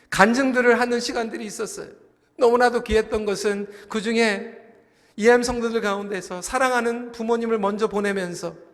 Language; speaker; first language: Korean; native; Korean